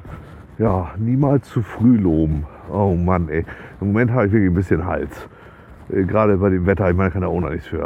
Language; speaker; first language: German; native; German